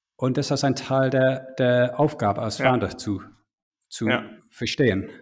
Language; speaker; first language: German; non-native, fluent; English